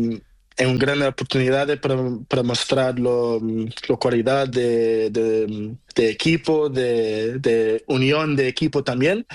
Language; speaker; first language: Spanish; non-native, learner; Portuguese